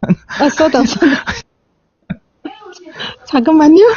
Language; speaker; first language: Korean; non-native, learner; Chinese